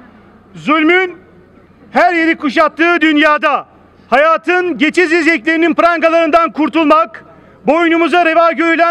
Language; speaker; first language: Turkish; native; Turkish